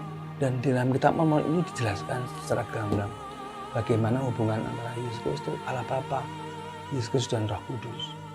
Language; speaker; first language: Indonesian; native; Indonesian